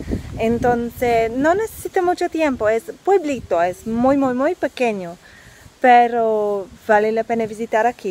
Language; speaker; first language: Spanish; non-native, learner; English